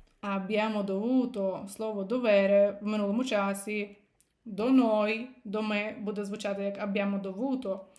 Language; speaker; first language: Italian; non-native, fluent; Ukrainian